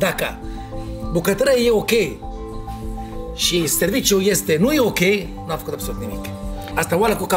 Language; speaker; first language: Romanian; non-native, fluent; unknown